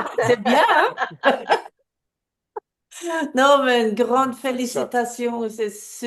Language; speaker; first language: French; non-native, fluent; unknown